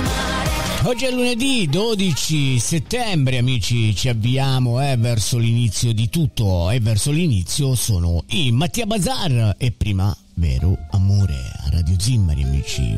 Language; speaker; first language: Italian; native; Italian